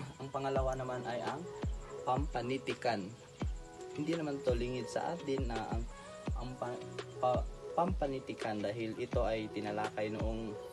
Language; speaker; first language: Filipino; non-native, local second language; Cebuano